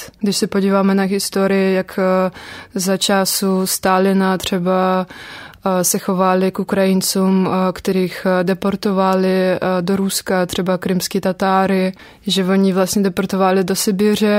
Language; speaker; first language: Czech; non-native, fluent; Russian